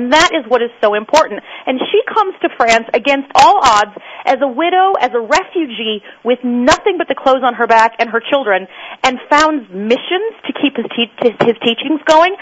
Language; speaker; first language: English; native; English